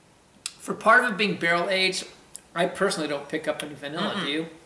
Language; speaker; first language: English; native; English